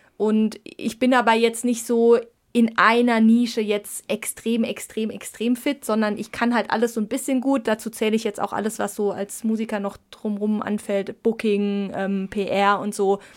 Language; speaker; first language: German; native; German